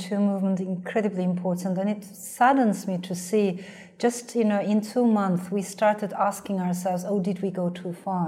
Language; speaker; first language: English; non-native, fluent; Turkish